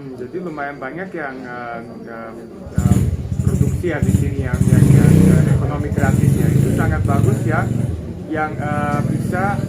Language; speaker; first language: Indonesian; non-native, fluent; Serbian